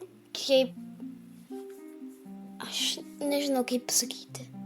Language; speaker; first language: Lithuanian; early bilingual, heritage; Lithuanian